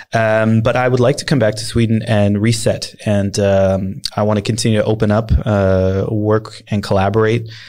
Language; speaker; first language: English; early bilingual, other home language; Swedish